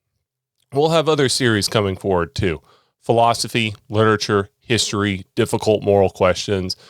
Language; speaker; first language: English; native; English